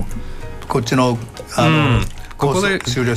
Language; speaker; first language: Japanese; native; Japanese